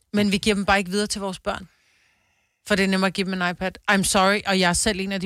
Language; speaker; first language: Danish; native; Danish